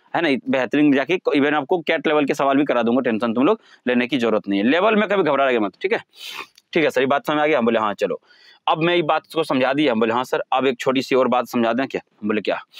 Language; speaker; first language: Hindi; native; Hindi